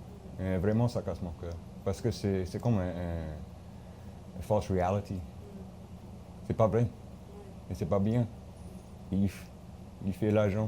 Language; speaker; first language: French; non-native, local second language; English